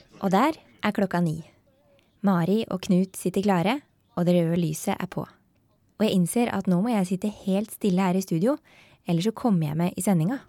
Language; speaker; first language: Norwegian; native; Norwegian